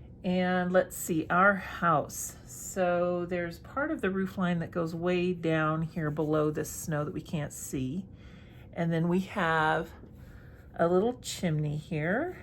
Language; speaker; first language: English; native; English